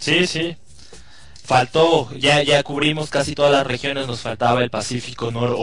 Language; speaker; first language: Spanish; native; Spanish